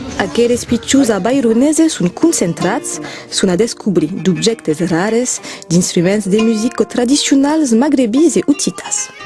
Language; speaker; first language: Occitan; non-native, local second language; French